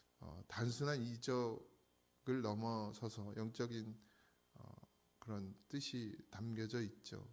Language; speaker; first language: Korean; native; Korean